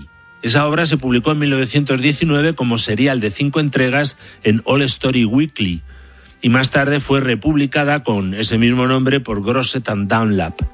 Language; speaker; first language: Spanish; native; Spanish